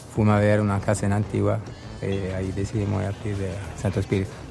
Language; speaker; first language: Spanish; non-native, learner; Italian